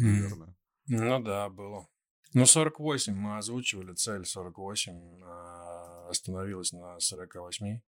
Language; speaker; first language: Russian; native; Russian